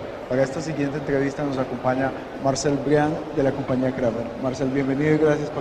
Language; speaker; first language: Spanish; native; Spanish